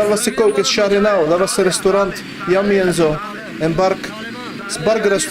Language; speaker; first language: Dutch; early bilingual, other home language; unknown